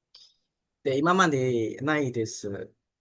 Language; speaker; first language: Japanese; non-native, learner; Indonesian